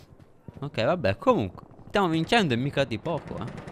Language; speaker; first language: Italian; native; Italian